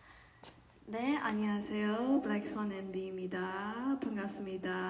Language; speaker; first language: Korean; non-native, learner; English